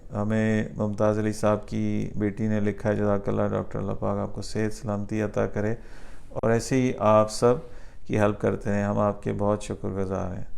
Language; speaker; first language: Urdu; native; Urdu